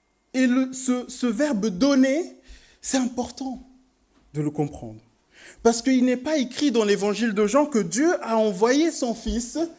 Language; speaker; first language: French; native; French